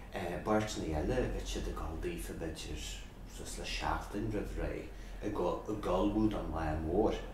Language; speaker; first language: Irish; native; Irish